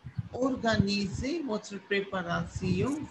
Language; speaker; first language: French; non-native, fluent; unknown